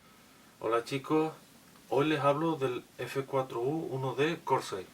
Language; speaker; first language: Spanish; native; Spanish